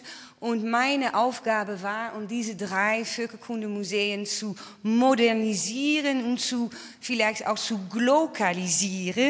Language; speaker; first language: German; non-native, fluent; Dutch